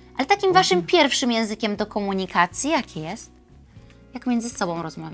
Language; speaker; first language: Polish; native; Polish